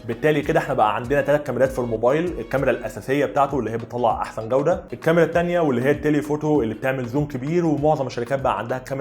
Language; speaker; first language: Arabic; native; Arabic